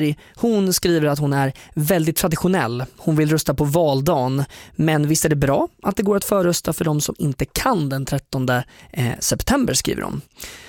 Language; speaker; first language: Swedish; native; Swedish